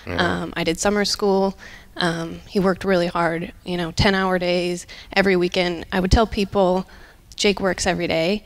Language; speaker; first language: English; native; English